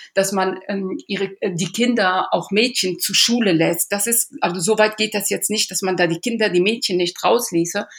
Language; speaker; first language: German; early bilingual, other home language; Persian